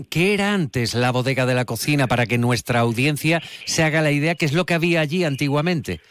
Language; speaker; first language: Spanish; native; Spanish